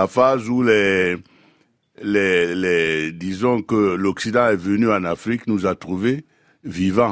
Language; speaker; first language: French; non-native, local second language; Duala